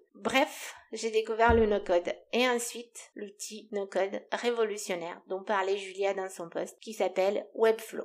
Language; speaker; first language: French; non-native, fluent; Romanian